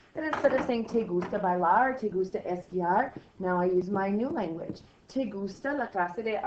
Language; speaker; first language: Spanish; non-native, fluent; English